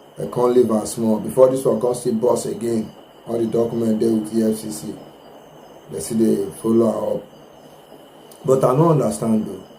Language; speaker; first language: Nigerian Pidgin; non-native, local second language; Igbo